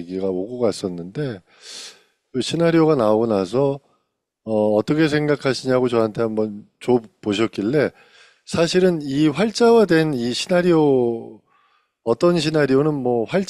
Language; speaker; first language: Korean; native; Korean